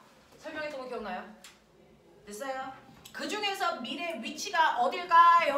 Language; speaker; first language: Korean; native; Korean